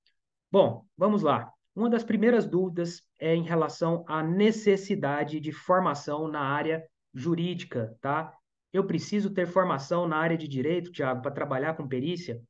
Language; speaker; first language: Portuguese; native; Portuguese